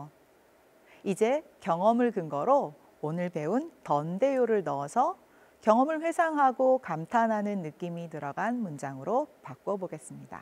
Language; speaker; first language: Korean; native; Korean